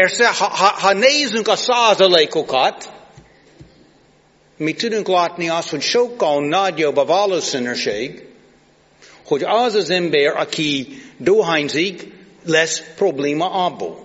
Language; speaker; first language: Hungarian; non-native, fluent; English